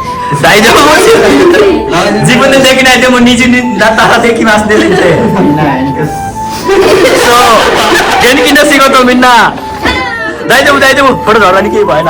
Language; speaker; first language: Japanese; non-native, learner; Nepali